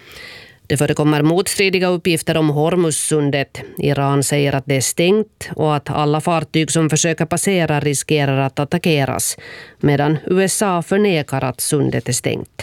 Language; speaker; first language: Swedish; native; Swedish